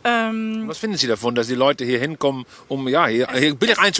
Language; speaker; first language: German; non-native, learner; Western Frisian